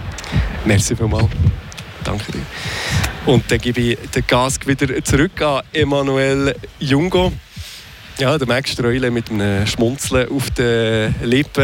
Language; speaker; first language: German; native; German